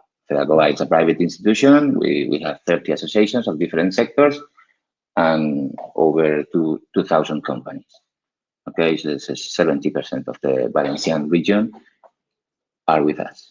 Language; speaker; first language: English; non-native, learner; Spanish